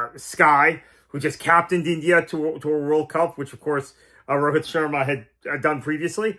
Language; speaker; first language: English; native; English